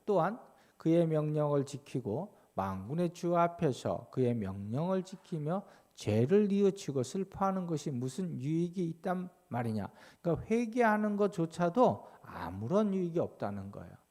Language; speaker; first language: Korean; native; Korean